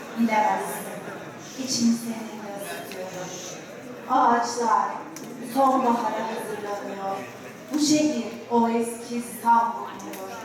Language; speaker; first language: Turkish; non-native, learner; Arabic